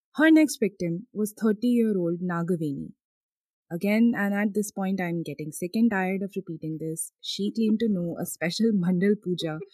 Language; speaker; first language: English; non-native, local second language; Hindi